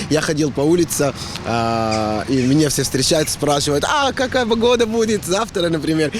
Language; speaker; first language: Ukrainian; non-native, learner; Arabic